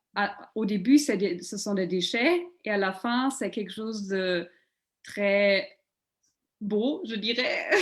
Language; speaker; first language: French; non-native, local second language; German